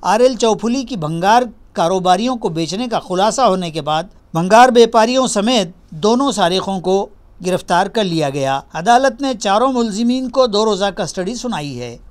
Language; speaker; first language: Urdu; native; Urdu